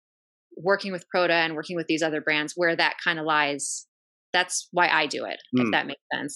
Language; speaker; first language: English; native; English